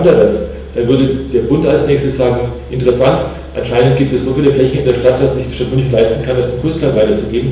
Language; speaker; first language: German; native; German